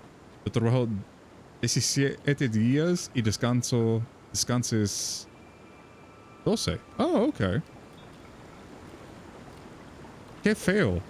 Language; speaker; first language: Spanish; non-native, fluent; English